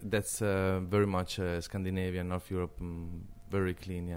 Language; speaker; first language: English; non-native, fluent; Italian